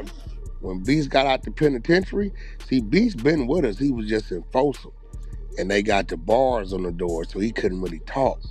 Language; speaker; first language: English; native; English